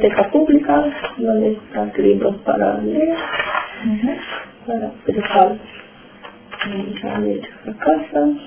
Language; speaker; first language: Spanish; non-native, learner; Romanian